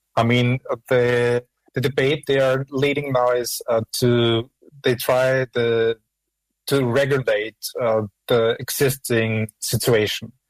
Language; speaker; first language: English; non-native, fluent; German